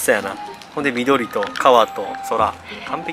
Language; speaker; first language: Japanese; native; Japanese